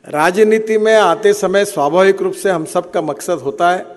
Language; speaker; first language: Hindi; non-native, local second language; Marathi